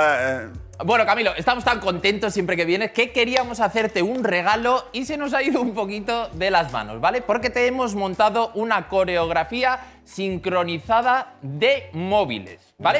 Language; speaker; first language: Spanish; native; Spanish